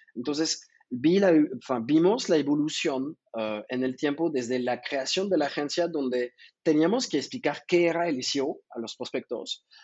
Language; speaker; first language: Spanish; non-native, fluent; French